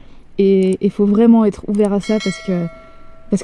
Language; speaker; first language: French; native; French